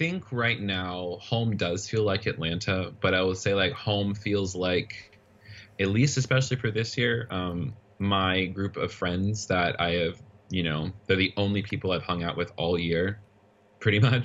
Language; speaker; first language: English; native; English